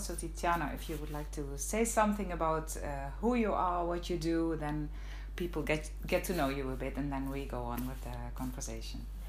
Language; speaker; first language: English; non-native, fluent; Dutch